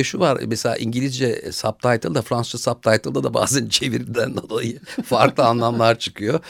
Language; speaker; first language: Turkish; native; Turkish